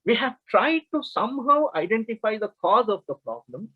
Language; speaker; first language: English; non-native, local second language; Kannada